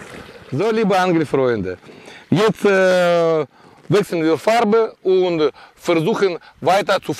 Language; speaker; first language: German; non-native, learner; Russian